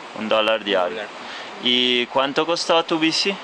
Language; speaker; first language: Spanish; non-native, fluent; Italian